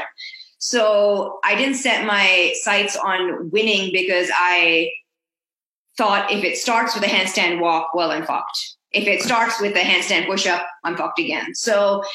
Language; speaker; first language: English; non-native, local second language; Urdu